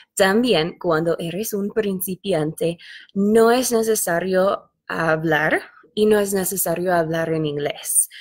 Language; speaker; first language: Spanish; non-native, fluent; English